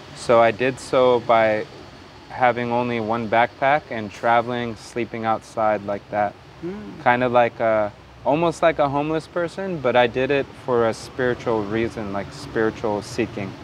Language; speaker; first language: English; native; English